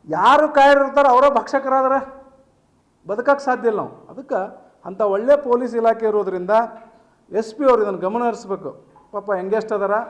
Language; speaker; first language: Kannada; native; Kannada